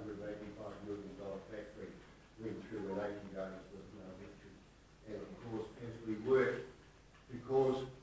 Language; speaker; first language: English; native; English